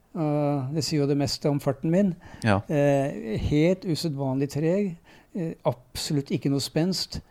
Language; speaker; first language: Norwegian; native; Norwegian